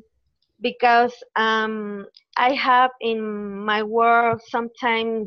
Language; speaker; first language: English; non-native, learner; Spanish